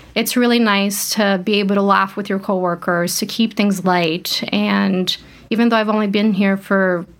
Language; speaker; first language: English; early bilingual, other home language; Portuguese